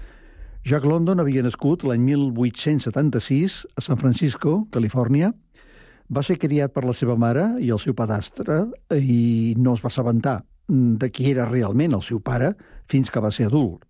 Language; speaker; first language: Catalan; native; Catalan